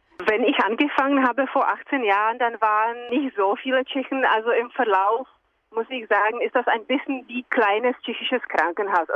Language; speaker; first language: German; non-native, fluent; Czech